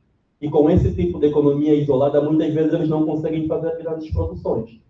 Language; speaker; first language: Portuguese; native; Portuguese